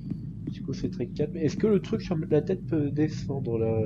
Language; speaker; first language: French; native; French